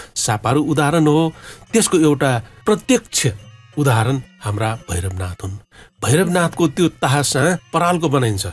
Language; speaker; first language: Nepali; non-native, local second language; Newari